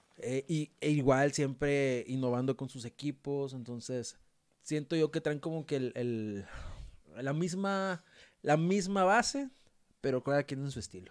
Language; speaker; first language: Spanish; native; Spanish